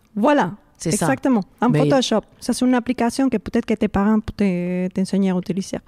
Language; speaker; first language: French; non-native, learner; Spanish